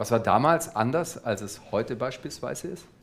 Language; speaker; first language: German; native; German